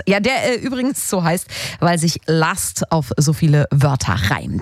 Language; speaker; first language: German; native; German